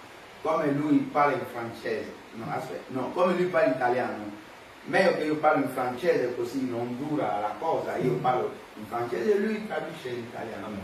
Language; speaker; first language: Italian; non-native, fluent; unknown